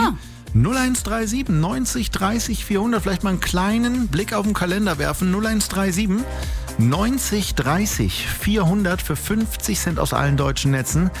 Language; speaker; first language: German; native; German